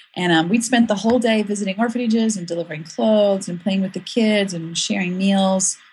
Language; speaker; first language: English; native; English